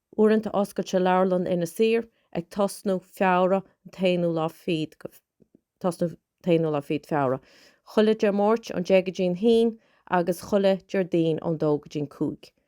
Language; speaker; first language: Irish; native; Irish